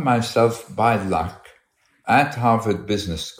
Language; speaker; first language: English; early bilingual, other home language; Arabic